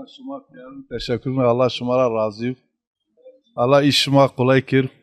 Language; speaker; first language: Turkish; non-native, local second language; Zaza